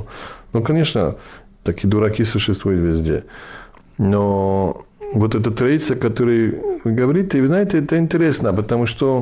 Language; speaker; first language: Russian; non-native, fluent; English